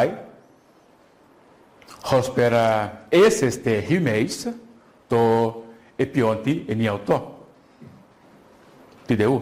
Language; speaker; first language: Greek; non-native, fluent; Portuguese